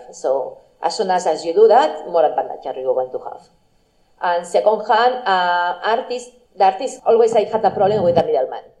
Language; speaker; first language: English; non-native, fluent; Spanish